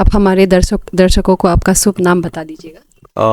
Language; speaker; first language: Hindi; non-native, local second language; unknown